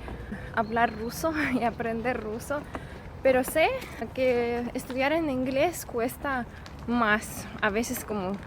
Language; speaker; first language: Spanish; non-native, fluent; Russian